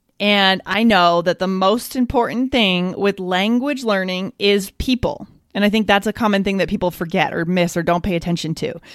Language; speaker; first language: English; native; English